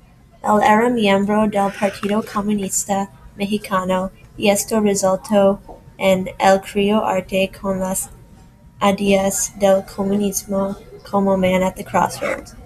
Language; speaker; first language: Spanish; non-native, learner; English